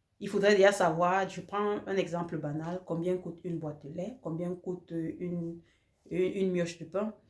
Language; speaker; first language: French; native; French